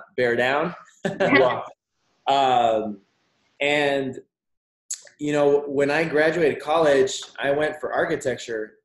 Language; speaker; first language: English; native; English